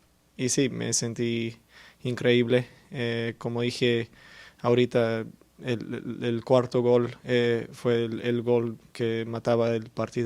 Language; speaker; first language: Spanish; early bilingual, heritage; English